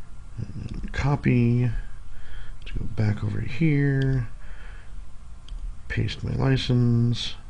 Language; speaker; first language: English; native; English